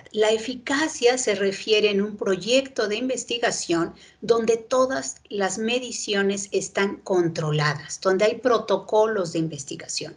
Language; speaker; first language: Spanish; native; Spanish